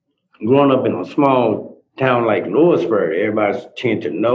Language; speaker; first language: English; native; English